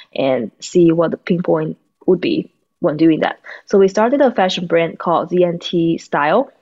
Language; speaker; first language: English; non-native, fluent; Chinese